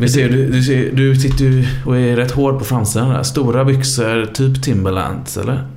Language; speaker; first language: Swedish; native; Swedish